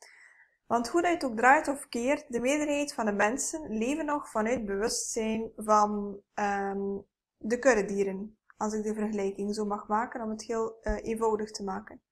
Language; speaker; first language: Dutch; native; Dutch